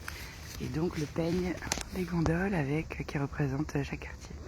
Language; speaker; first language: French; native; French